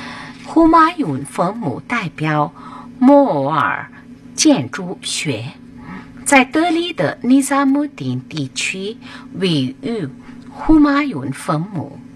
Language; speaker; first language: Chinese; non-native, learner; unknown